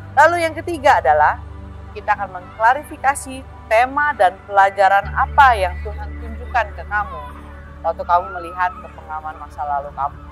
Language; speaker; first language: Indonesian; early bilingual, heritage; Indonesian